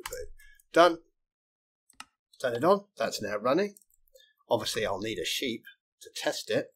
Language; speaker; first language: English; native; English